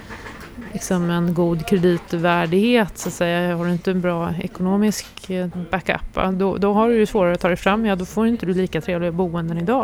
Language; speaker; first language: Swedish; native; Swedish